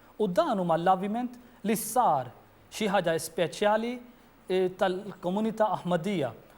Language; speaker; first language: Maltese; non-native, fluent; Urdu